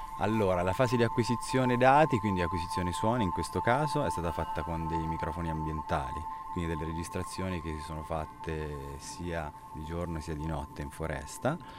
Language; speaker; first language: Italian; native; Italian